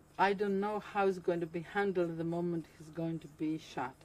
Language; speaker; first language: English; non-native, fluent; Greek